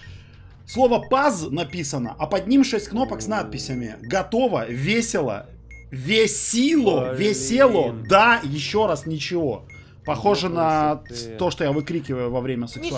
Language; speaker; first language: Russian; native; Russian